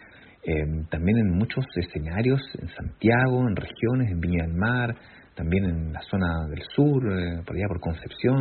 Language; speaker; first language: Spanish; native; Spanish